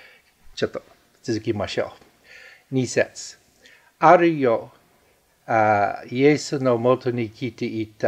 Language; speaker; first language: Japanese; non-native, fluent; English